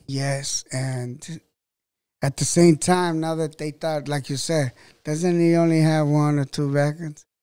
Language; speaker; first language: English; early bilingual, other home language; Spanish